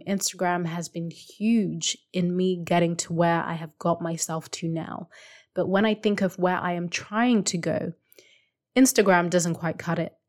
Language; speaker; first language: English; non-native, local second language; Shona